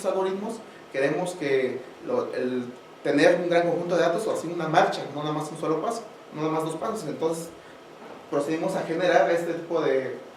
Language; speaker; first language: Spanish; native; Spanish